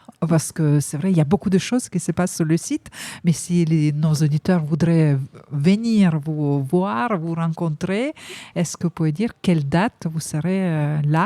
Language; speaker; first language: French; native; French